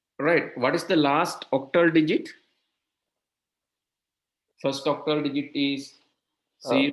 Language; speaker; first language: English; non-native, local second language; Sinhala